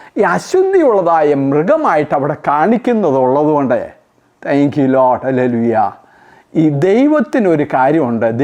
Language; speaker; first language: Malayalam; native; Malayalam